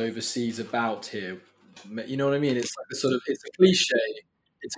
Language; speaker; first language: English; native; English